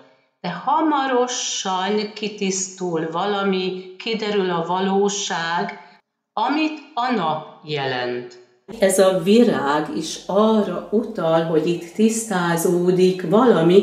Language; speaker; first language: Hungarian; native; Hungarian